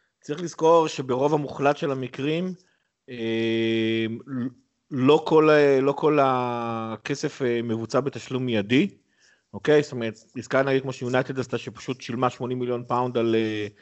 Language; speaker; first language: Hebrew; native; Hebrew